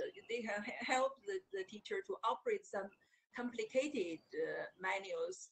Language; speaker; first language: English; non-native, learner; Chinese